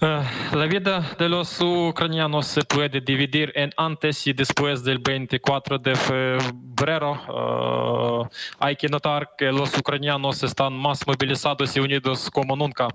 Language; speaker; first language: Spanish; non-native, fluent; Ukrainian